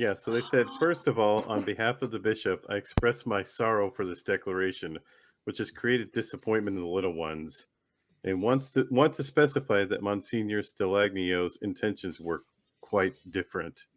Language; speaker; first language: English; native; English